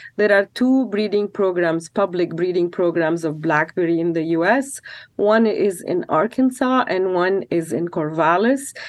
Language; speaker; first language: English; non-native, fluent; Arabic